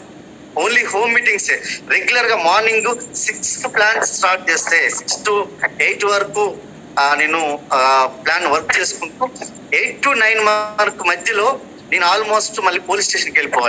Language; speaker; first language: Telugu; native; Telugu